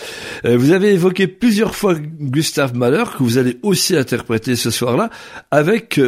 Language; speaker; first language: French; native; French